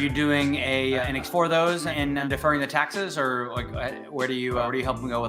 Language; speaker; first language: English; native; English